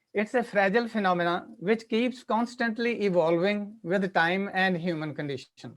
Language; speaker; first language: English; non-native, local second language; Punjabi